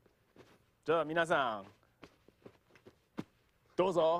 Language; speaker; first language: Japanese; non-native, fluent; English